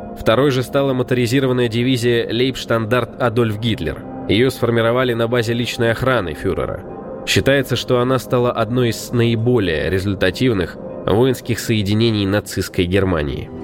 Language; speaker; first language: Russian; native; Russian